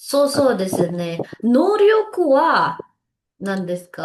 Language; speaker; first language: Japanese; non-native, learner; Indonesian